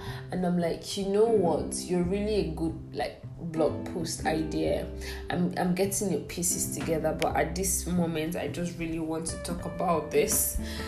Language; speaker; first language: English; non-native, local second language; Igbo